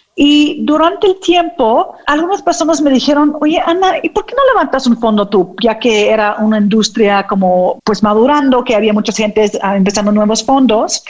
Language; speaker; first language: Spanish; non-native, fluent; English